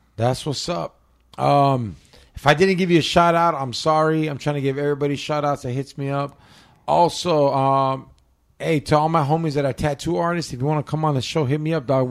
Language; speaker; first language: English; native; English